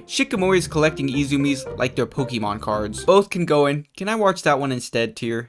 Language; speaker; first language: English; native; English